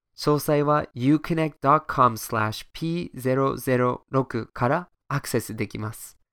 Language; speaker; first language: Japanese; non-native, fluent; English